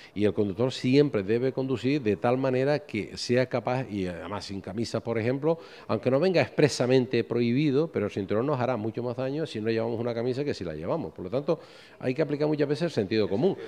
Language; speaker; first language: Spanish; native; Spanish